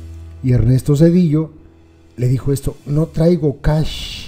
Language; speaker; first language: Spanish; native; Spanish